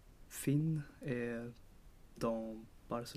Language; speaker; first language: French; non-native, learner; Swedish